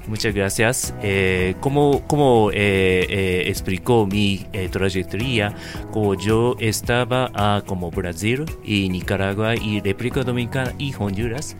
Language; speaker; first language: Spanish; non-native, learner; Japanese